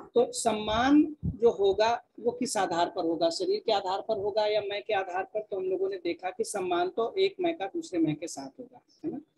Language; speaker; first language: Hindi; native; Hindi